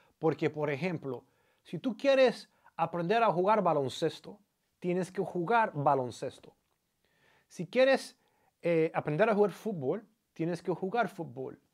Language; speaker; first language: Spanish; non-native, fluent; English